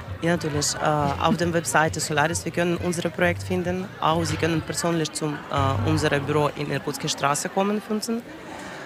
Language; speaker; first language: German; non-native, learner; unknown